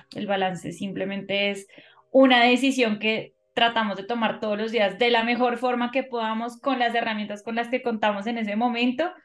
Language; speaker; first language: Spanish; native; Spanish